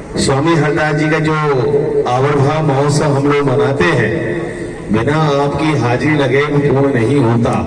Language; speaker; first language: Hindi; native; Hindi